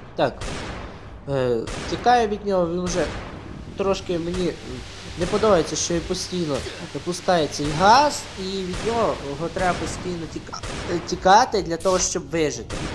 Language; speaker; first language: Ukrainian; non-native, local second language; Russian